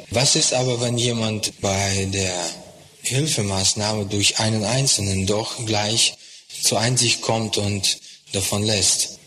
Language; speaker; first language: German; non-native, fluent; Russian